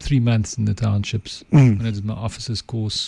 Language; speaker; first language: English; non-native, local second language; Afrikaans